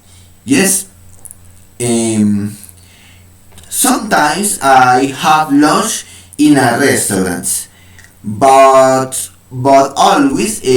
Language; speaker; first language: English; non-native, learner; Spanish